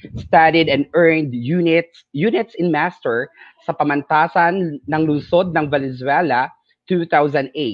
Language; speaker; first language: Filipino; non-native, local second language; Hiligaynon